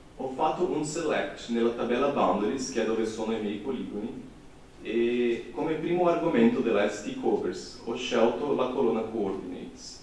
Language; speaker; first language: Italian; non-native, fluent; Portuguese